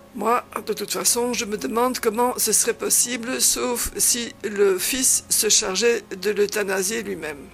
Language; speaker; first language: French; non-native, fluent; Dutch